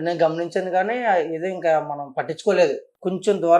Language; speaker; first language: Telugu; native; Telugu